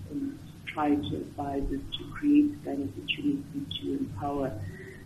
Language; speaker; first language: English; non-native, local second language; Xhosa